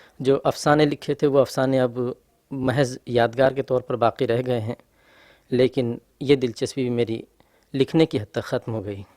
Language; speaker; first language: Urdu; native; Urdu